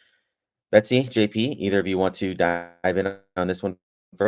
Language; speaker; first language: English; native; English